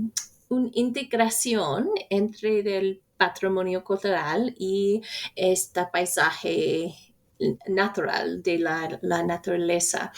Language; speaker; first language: Spanish; non-native, fluent; English